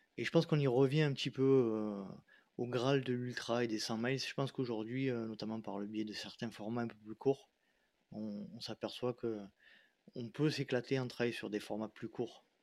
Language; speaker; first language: French; native; French